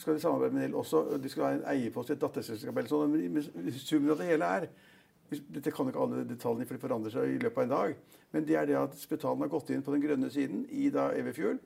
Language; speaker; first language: Norwegian; native; Norwegian